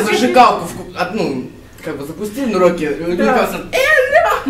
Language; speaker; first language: Russian; native; Russian